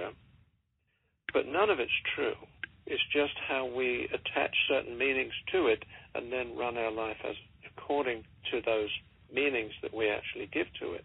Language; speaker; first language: English; native; English